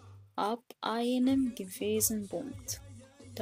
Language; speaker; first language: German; non-native, fluent; Arabic